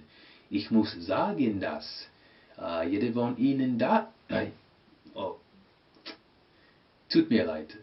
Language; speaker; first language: German; non-native, learner; English